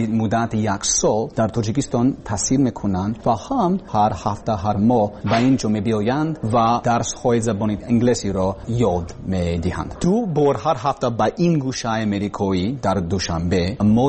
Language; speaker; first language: Persian; non-native, learner; English